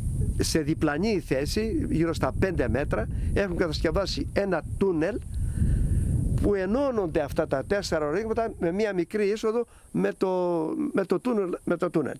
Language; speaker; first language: Greek; native; Greek